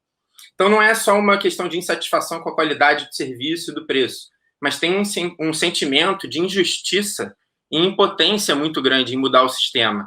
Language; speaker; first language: Portuguese; native; Portuguese